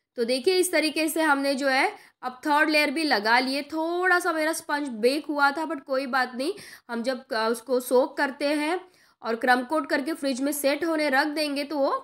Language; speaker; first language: Hindi; non-native, local second language; Marathi